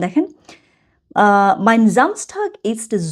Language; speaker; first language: German; non-native, fluent; Bangla